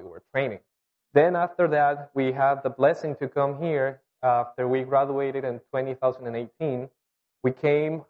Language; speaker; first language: English; non-native, fluent; Spanish